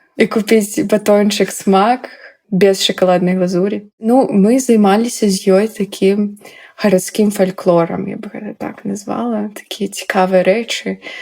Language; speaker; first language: Belarusian; native; Belarusian